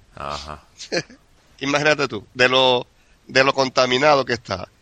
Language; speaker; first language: Spanish; native; Spanish